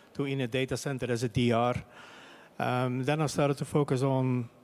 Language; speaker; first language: English; non-native, fluent; Dutch